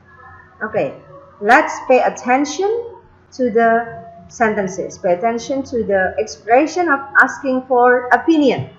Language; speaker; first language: English; non-native, fluent; Indonesian